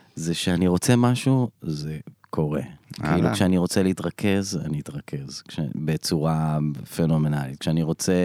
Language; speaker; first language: Hebrew; native; Hebrew